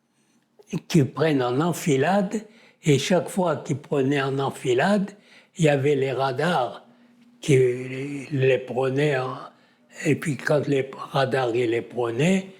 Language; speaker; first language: French; native; French